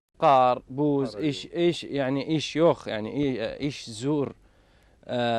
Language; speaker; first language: Turkish; non-native, learner; Arabic